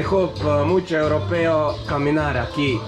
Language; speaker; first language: Spanish; non-native, learner; Croatian